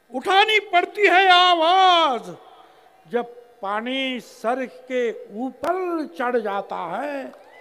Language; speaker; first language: Hindi; non-native, local second language; Marathi